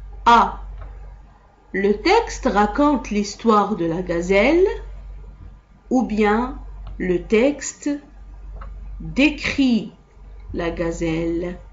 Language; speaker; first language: French; non-native, local second language; Arabic